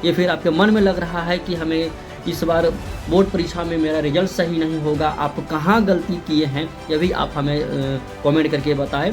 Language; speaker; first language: Hindi; native; Hindi